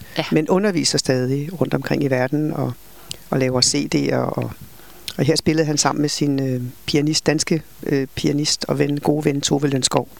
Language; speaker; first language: Danish; native; Danish